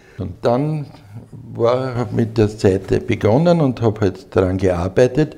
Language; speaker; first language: German; native; German